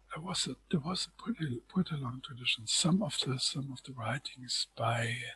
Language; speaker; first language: English; non-native, fluent; German